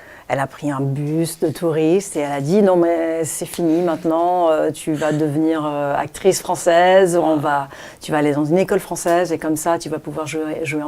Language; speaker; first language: French; non-native, fluent; English